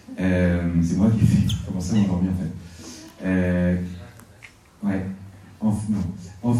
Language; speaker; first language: French; native; French